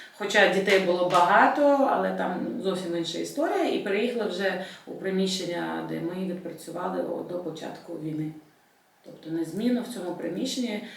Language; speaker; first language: Ukrainian; non-native, local second language; Russian